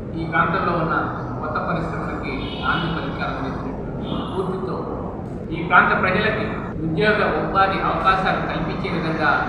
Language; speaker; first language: Telugu; native; Telugu